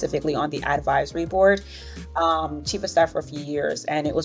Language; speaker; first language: English; native; English